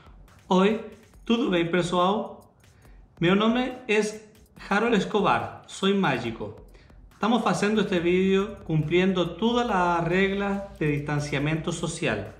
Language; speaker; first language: Portuguese; non-native, learner; Spanish